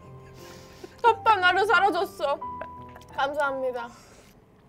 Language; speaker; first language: Korean; non-native, learner; Italian